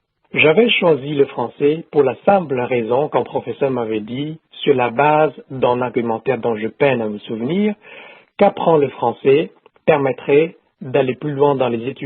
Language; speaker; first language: French; non-native, fluent; Khmer